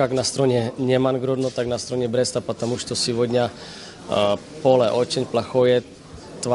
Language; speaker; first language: Russian; non-native, learner; Slovak